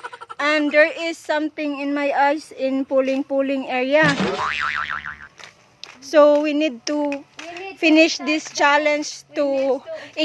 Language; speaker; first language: English; non-native, learner; Cebuano